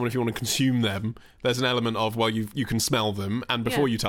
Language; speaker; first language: English; native; English